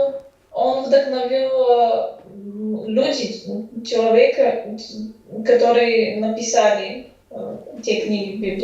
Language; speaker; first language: Russian; non-native, fluent; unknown